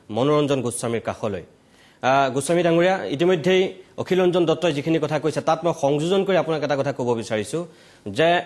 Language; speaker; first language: Assamese; native; Assamese